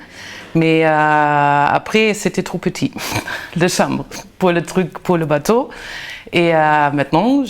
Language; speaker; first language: French; non-native, learner; German